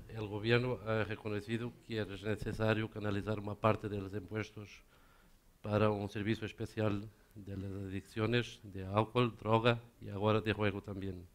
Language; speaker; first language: Spanish; non-native, learner; Portuguese